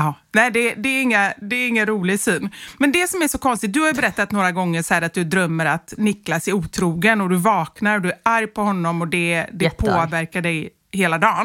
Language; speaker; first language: Swedish; native; Swedish